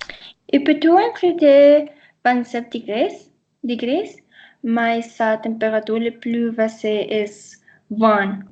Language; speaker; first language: French; non-native, learner; Spanish